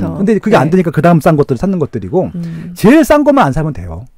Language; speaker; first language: Korean; native; Korean